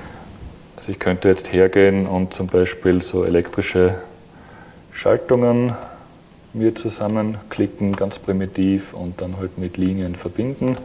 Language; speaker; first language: German; native; German